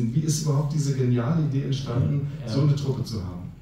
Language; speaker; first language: German; native; German